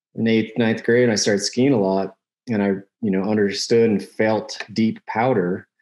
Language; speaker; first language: English; native; English